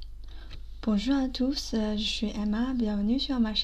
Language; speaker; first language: French; non-native, fluent; Chinese